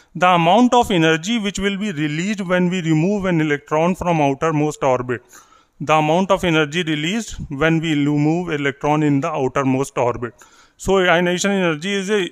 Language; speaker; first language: Hindi; native; Hindi